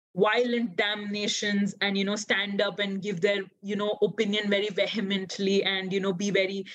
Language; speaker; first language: English; non-native, local second language; Hindi